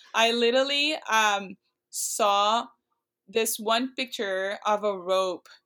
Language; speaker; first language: English; non-native, fluent; Portuguese